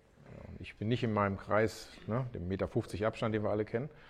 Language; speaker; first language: German; native; German